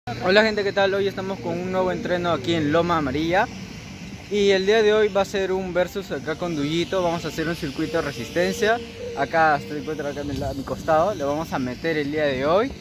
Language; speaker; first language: Spanish; native; Spanish